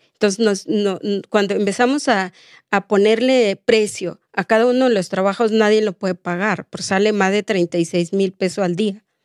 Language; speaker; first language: Spanish; non-native, local second language; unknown